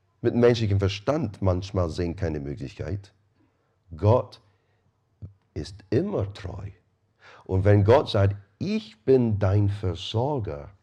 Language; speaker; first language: German; non-native, fluent; English